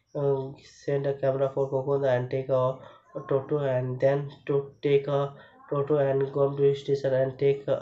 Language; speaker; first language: English; non-native, learner; Bangla